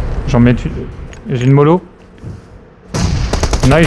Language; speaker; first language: French; native; French